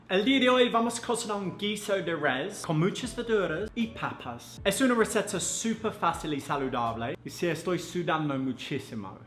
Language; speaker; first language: Spanish; non-native, fluent; English